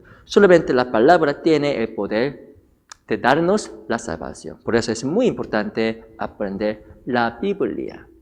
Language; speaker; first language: Spanish; non-native, fluent; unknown